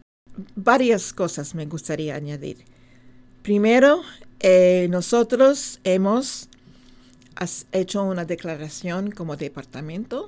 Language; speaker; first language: Spanish; non-native, fluent; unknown